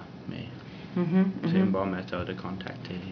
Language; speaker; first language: French; non-native, learner; English